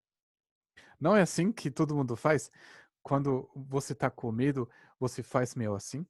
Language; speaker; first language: Portuguese; non-native, fluent; German